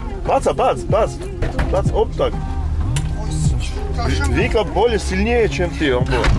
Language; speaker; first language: Russian; non-native, learner; Armenian